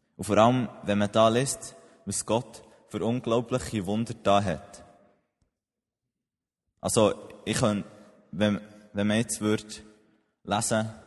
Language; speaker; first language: German; native; German